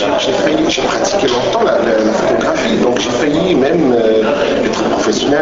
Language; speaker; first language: French; non-native, local second language; Arabic